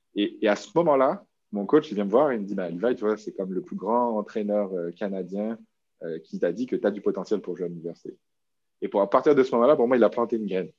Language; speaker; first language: French; native; French